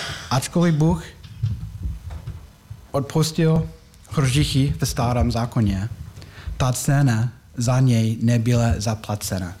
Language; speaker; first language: Czech; non-native, learner; English